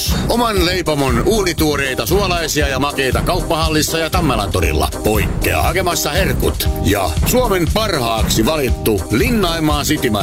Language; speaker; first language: Finnish; native; Finnish